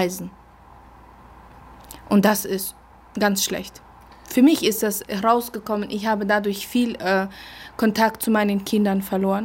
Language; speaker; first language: German; early bilingual, other home language; Russian